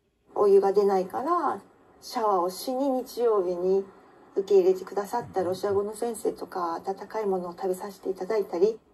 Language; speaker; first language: Japanese; native; Japanese